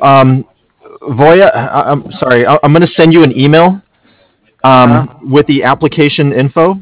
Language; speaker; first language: English; native; English